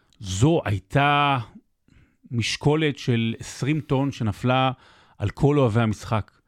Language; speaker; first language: Hebrew; native; Hebrew